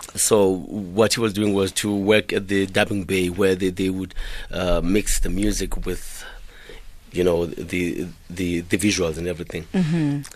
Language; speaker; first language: English; non-native, local second language; Xhosa